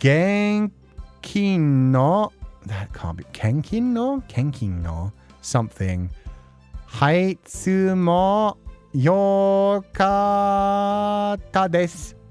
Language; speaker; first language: Japanese; non-native, learner; English